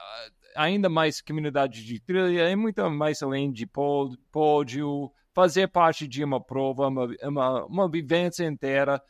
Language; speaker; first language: Portuguese; non-native, fluent; English